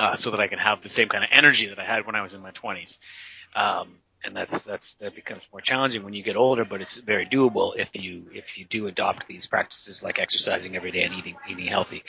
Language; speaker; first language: English; native; English